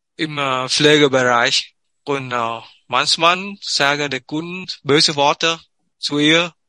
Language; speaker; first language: German; non-native, learner; Vietnamese